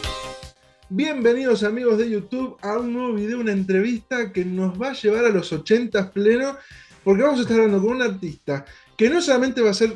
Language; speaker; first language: Spanish; native; Spanish